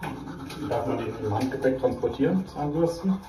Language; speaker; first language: German; native; German